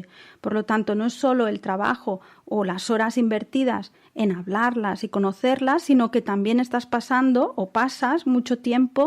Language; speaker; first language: Spanish; native; Spanish